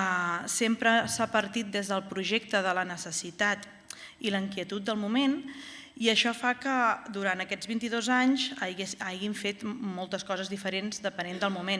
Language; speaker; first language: Catalan; native; Catalan